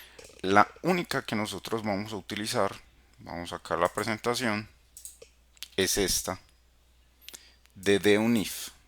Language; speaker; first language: Spanish; native; Spanish